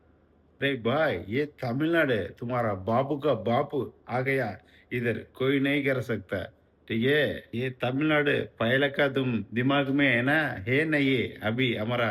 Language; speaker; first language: Hindi; non-native, local second language; Tamil